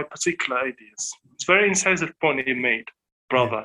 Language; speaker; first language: English; non-native, fluent; Arabic